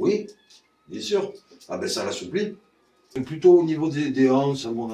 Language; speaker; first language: French; native; French